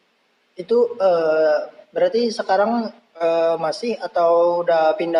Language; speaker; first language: Indonesian; native; Indonesian